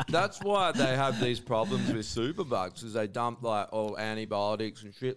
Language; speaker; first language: English; native; English